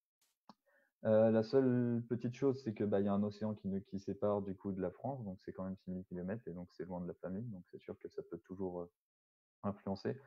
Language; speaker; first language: French; native; French